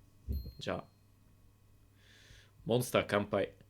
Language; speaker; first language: Japanese; non-native, learner; English